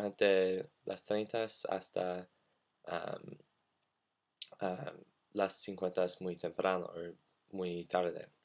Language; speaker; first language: Spanish; non-native, learner; English